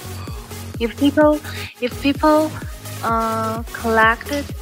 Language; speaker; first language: English; non-native, learner; Chinese